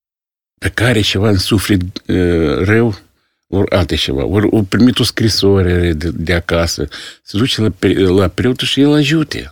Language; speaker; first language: Romanian; non-native, local second language; Russian